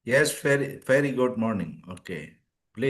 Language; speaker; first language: English; non-native, learner; Indonesian